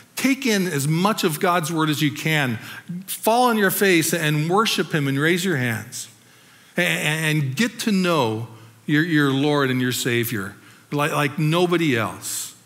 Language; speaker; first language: English; native; English